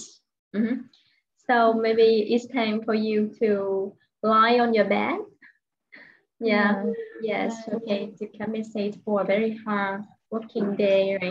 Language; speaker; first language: English; non-native, fluent; Vietnamese